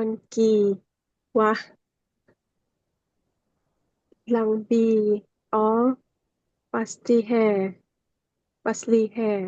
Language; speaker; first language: Hindi; non-native, learner; Thai